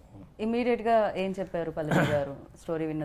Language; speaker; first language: Telugu; native; Telugu